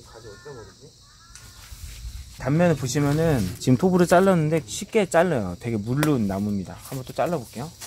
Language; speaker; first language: Korean; native; Korean